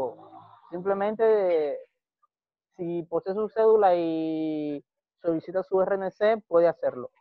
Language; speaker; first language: Spanish; native; Spanish